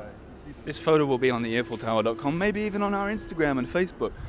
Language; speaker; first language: English; native; English